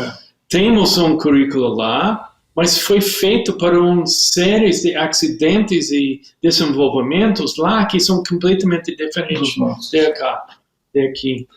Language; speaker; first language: Portuguese; non-native, learner; English